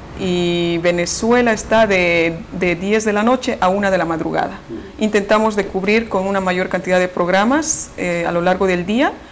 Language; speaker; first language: Spanish; native; Spanish